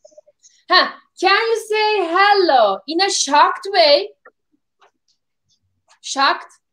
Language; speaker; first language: English; non-native, fluent; Turkish